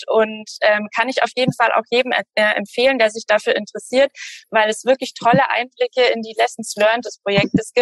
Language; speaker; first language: German; native; German